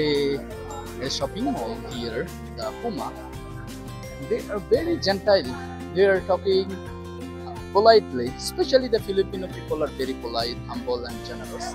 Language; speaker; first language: English; non-native, learner; Bangla